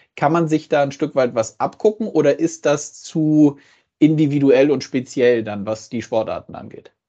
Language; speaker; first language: German; native; German